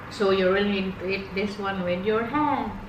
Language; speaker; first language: English; non-native, local second language; Filipino